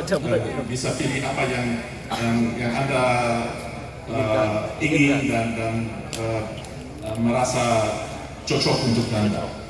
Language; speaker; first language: Indonesian; non-native, fluent; English